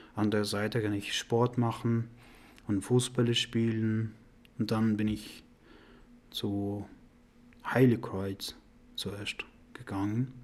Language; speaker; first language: German; non-native, fluent; Persian